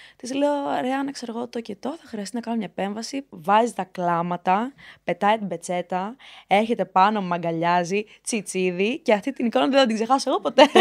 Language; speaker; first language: Greek; native; Greek